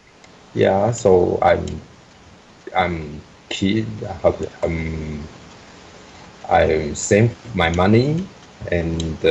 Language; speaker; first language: English; non-native, learner; Chinese